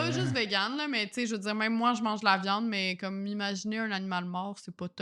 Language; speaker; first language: French; native; French